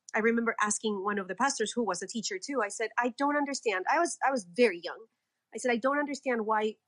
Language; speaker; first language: English; non-native, fluent; Spanish